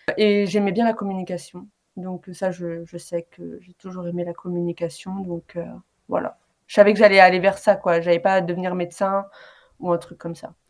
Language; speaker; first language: French; early bilingual, other home language; Arabic